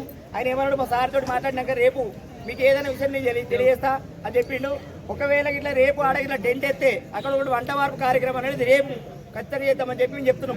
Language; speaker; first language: Telugu; native; Telugu